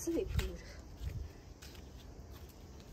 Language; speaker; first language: Japanese; native; Japanese